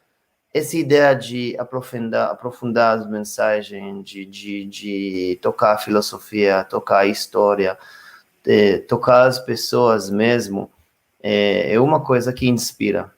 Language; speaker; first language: Portuguese; non-native, fluent; Hebrew